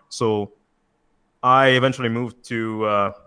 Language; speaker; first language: English; non-native, fluent; Italian